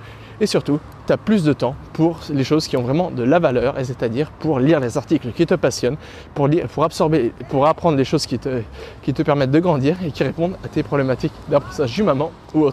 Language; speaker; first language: French; native; French